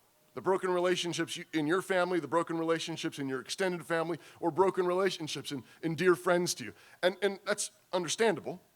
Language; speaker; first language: English; native; English